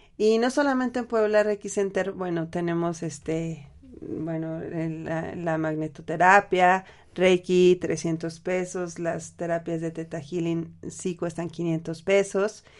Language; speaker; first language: Spanish; native; Spanish